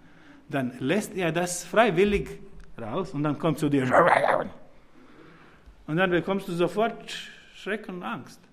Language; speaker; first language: German; non-native, fluent; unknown